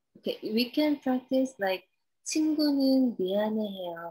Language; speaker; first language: English; non-native, learner; Korean